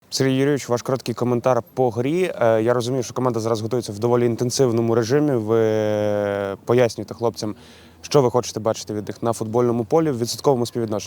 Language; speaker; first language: Ukrainian; native; Ukrainian